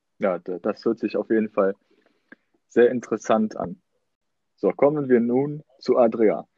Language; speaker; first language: German; native; German